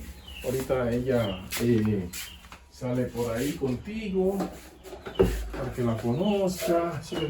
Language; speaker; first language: Spanish; native; Spanish